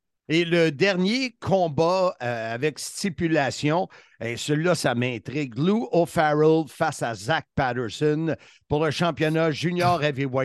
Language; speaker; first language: French; native; French